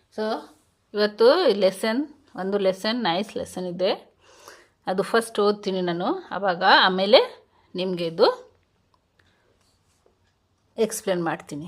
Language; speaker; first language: Kannada; non-native, local second language; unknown